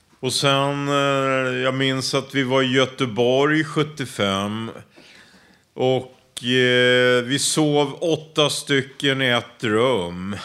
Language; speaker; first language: Swedish; native; Swedish